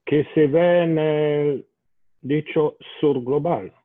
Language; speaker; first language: Spanish; non-native, fluent; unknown